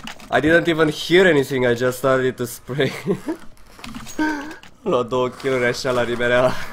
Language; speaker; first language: English; non-native, fluent; Romanian